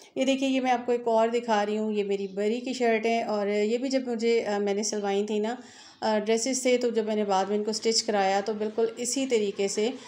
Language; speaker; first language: Urdu; native; Urdu